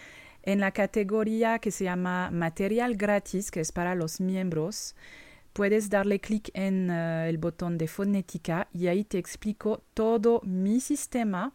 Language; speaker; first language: Spanish; non-native, fluent; French